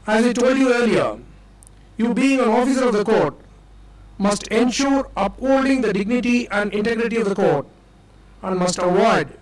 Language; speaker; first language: English; non-native, local second language; Tamil